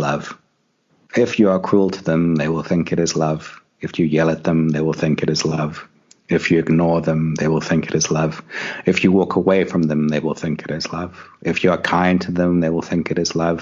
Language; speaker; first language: English; native; English